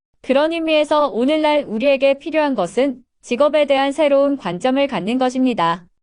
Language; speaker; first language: Korean; native; Korean